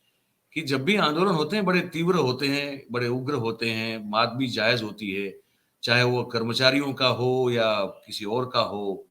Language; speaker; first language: Hindi; non-native, local second language; Gujarati